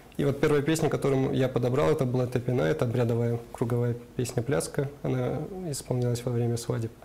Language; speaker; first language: Russian; non-native, local second language; Karachay-Balkar